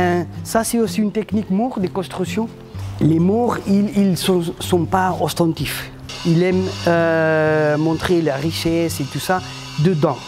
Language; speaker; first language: French; non-native, fluent; Portuguese